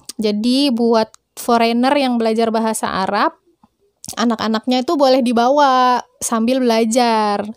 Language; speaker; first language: Indonesian; native; Indonesian